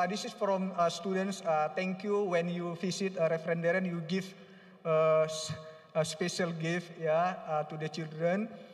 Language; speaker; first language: English; non-native, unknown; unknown